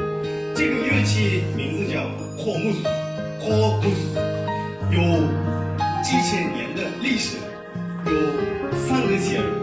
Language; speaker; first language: Chinese; non-native, fluent; Kyrgyz